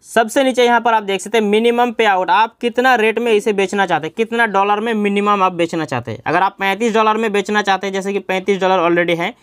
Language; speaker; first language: Hindi; native; Hindi